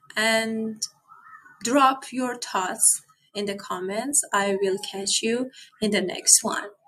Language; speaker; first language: English; non-native, fluent; Persian